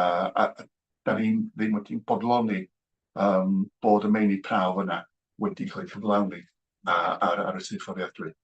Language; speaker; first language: Welsh; native; Welsh